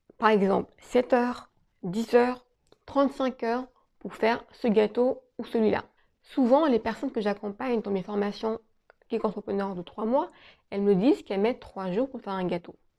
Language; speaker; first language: French; native; French